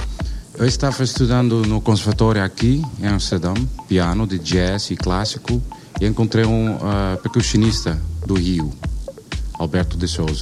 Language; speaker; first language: Portuguese; non-native, learner; Dutch